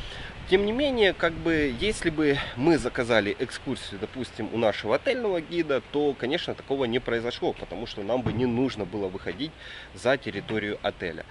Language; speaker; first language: Russian; native; Russian